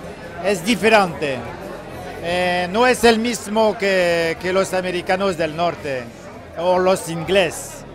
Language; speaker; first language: Spanish; non-native, learner; French